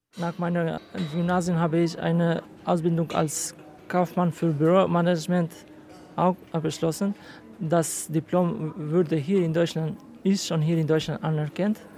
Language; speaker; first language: German; non-native, learner; Albanian